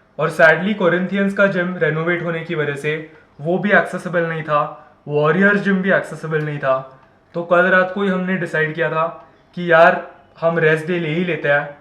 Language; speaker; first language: Hindi; non-native, local second language; Marathi